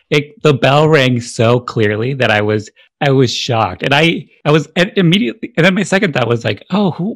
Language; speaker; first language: English; native; English